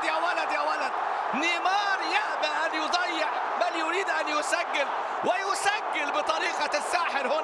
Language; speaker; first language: Arabic; native; Arabic